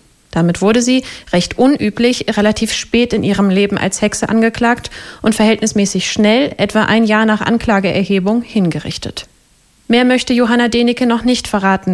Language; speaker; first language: German; native; German